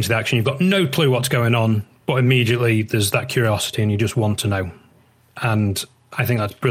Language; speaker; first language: English; native; English